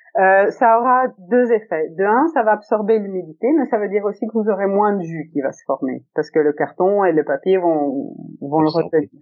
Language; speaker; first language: French; early bilingual, other home language; Italian